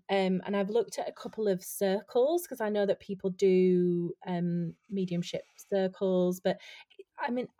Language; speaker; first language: English; native; English